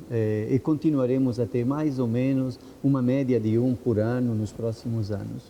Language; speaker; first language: Portuguese; non-native, fluent; Italian